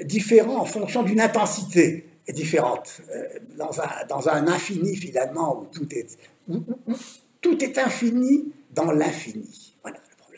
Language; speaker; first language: French; native; French